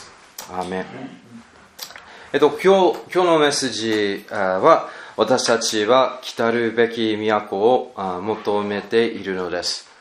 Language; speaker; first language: Japanese; non-native, learner; English